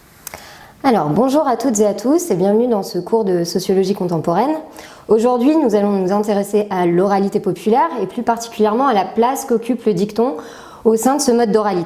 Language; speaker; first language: French; native; French